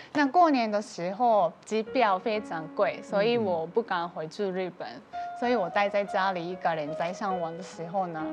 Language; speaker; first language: Chinese; non-native, fluent; Japanese